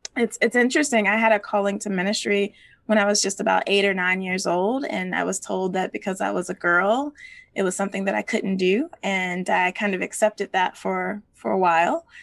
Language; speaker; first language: English; native; English